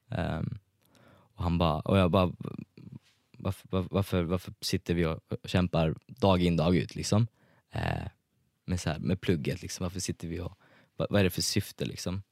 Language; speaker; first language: Swedish; early bilingual, other home language; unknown